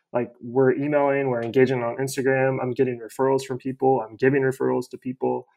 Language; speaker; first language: English; native; English